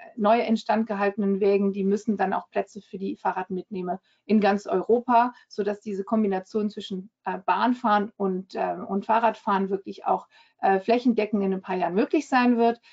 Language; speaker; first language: German; early bilingual, heritage; German